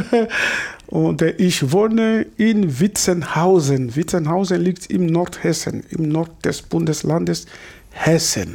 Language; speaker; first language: German; non-native, fluent; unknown